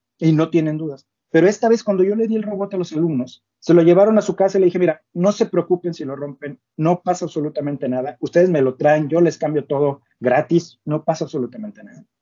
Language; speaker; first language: Spanish; native; Spanish